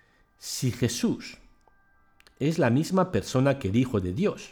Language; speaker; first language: Spanish; native; Spanish